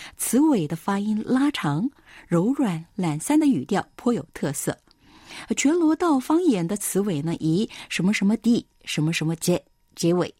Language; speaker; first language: Chinese; non-native, fluent; Korean